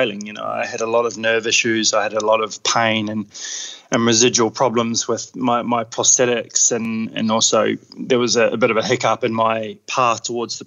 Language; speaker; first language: English; native; English